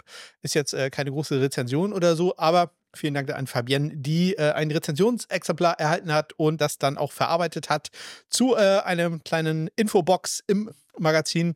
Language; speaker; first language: German; native; German